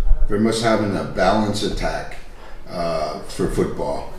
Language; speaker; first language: German; non-native, learner; English